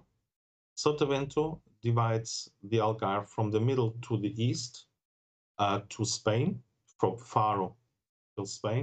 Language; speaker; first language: English; non-native, fluent; German